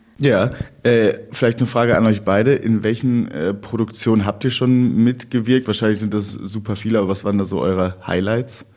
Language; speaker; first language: German; native; German